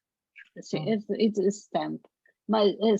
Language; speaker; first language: Portuguese; non-native, fluent; Spanish